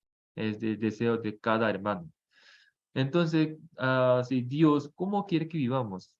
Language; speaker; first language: Spanish; non-native, fluent; Korean